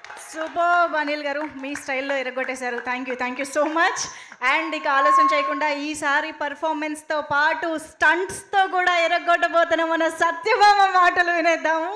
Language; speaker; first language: Telugu; native; Telugu